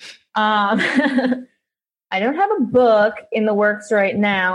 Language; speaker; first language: English; native; English